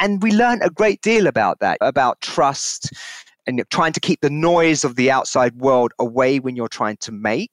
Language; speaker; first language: English; native; English